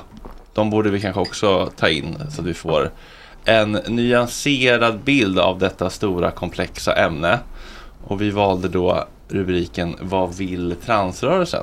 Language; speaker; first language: Swedish; native; Swedish